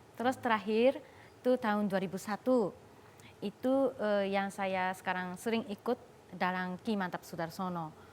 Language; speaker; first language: Indonesian; non-native, fluent; Japanese